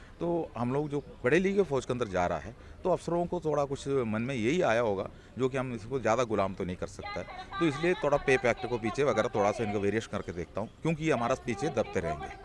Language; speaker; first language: Hindi; non-native, local second language; Malayalam